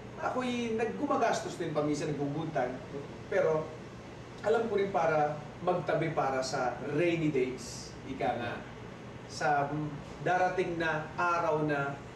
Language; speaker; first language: Filipino; native; Filipino